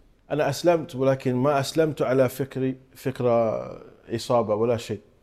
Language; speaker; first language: Arabic; non-native, fluent; English